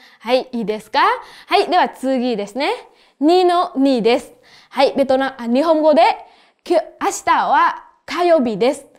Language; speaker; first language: Japanese; non-native, fluent; Vietnamese